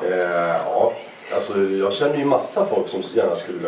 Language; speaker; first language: Swedish; native; Swedish